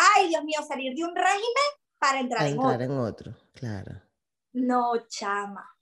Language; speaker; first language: Spanish; native; Spanish